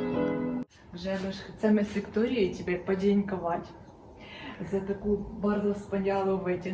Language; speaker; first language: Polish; non-native, learner; Russian